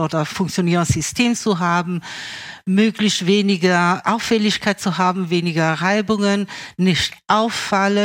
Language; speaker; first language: German; early bilingual, other home language; Italian